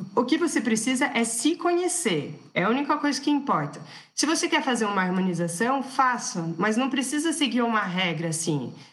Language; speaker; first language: Portuguese; non-native, fluent; French